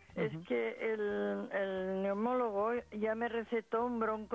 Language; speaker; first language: Spanish; native; Spanish